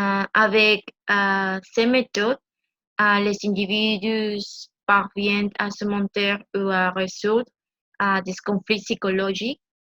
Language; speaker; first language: French; non-native, learner; Spanish